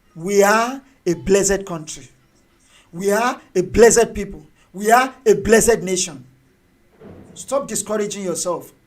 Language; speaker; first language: English; non-native, local second language; Yoruba